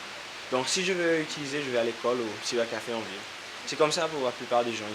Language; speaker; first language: French; non-native, local second language; Seselwa Creole French